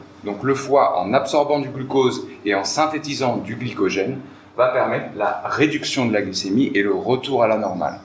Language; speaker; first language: French; native; French